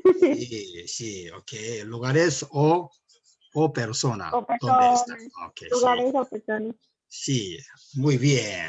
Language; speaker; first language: Spanish; non-native, learner; Korean